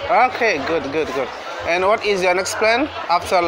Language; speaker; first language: English; non-native, learner; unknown